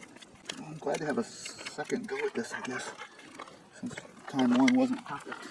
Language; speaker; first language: English; native; English